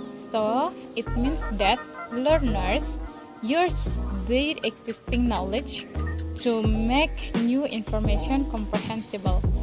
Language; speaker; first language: English; non-native, learner; Indonesian